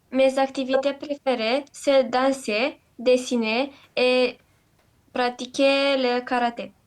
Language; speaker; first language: French; non-native, learner; Romanian